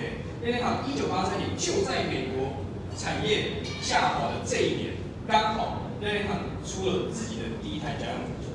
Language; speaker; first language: Chinese; native; Chinese